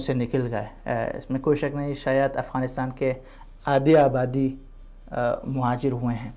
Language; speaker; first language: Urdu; non-native, fluent; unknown